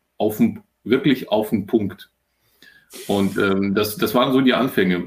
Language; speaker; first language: German; early bilingual, other home language; Russian